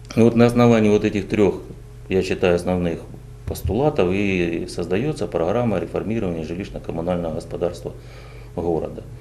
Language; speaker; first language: Russian; native; Russian